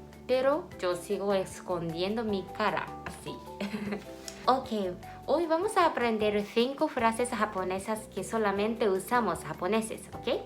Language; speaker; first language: Spanish; non-native, fluent; Japanese